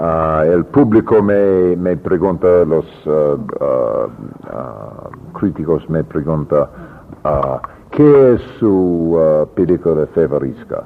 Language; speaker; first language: Spanish; non-native, learner; English